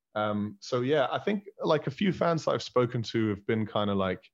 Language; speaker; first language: English; early bilingual, heritage; German